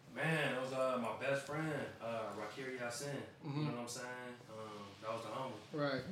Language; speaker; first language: English; native; English